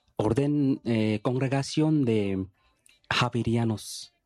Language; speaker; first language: Spanish; non-native, learner; Bangla